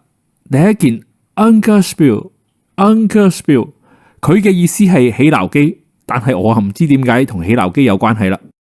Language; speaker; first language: Cantonese; native; Cantonese